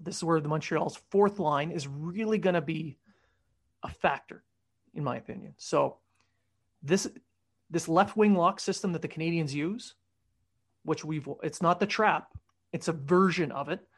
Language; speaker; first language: English; native; English